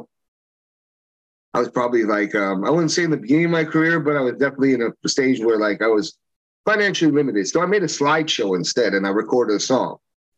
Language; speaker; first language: English; native; English